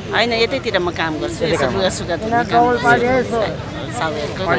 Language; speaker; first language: Nepali; non-native, local second language; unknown